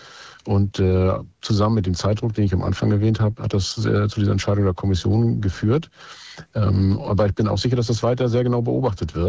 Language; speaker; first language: German; native; German